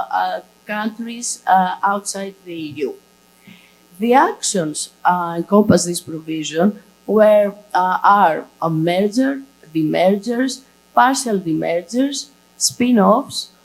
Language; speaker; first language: English; non-native, fluent; Greek